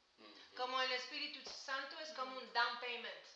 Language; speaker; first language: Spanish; non-native, learner; English